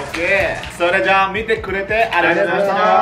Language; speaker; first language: Japanese; non-native, fluent; Indonesian